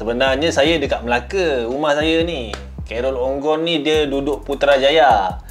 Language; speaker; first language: Malay; native; Malay